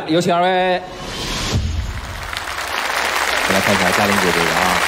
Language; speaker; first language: Chinese; native; Chinese